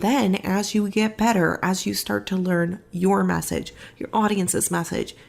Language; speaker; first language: English; native; English